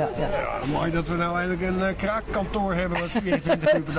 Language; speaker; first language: Dutch; native; Dutch